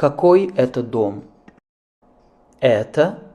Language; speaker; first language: Russian; non-native, fluent; French